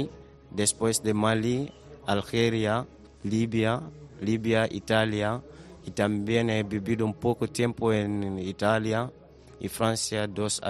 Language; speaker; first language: Spanish; non-native, learner; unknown